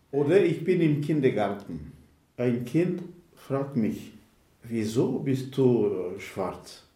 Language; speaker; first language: German; non-native, fluent; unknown